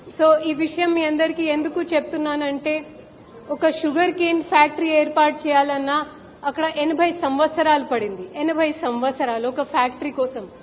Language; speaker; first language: Telugu; non-native, fluent; Hindi